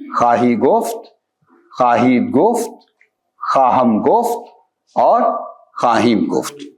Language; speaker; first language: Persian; non-native, fluent; Urdu